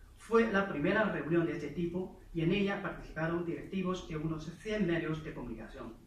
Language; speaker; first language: Spanish; non-native, fluent; Chinese